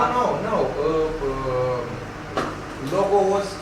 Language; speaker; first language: English; non-native, learner; Romanian